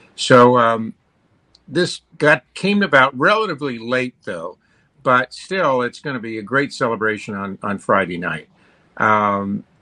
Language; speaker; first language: English; native; English